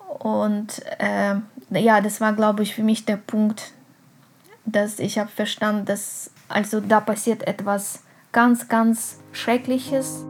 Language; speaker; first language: German; non-native, fluent; Russian